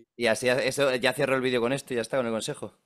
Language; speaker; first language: Spanish; native; Spanish